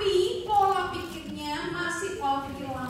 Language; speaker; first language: Indonesian; native; Indonesian